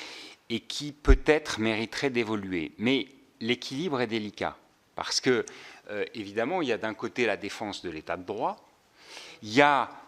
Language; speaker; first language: French; native; French